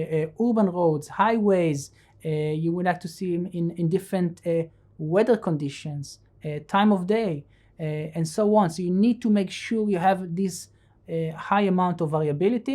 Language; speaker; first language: English; non-native, fluent; Hebrew